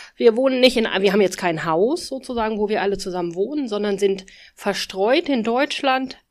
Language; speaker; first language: German; native; German